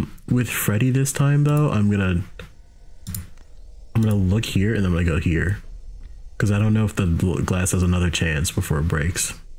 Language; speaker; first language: English; native; English